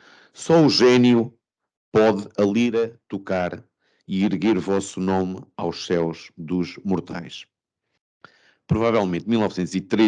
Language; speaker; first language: Portuguese; native; Portuguese